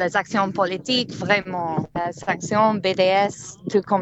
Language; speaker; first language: French; non-native, learner; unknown